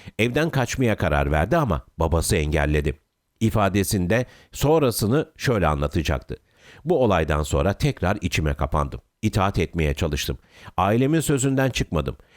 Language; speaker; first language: Turkish; native; Turkish